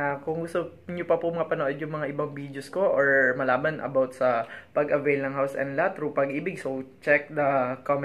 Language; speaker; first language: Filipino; native; Filipino